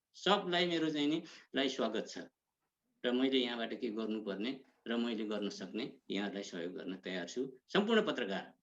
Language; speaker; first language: Nepali; native; Nepali